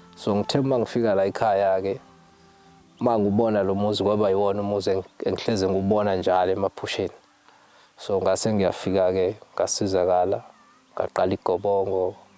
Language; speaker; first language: Zulu; native; Zulu